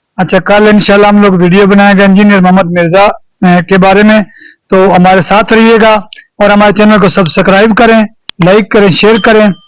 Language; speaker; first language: Urdu; non-native, local second language; Punjabi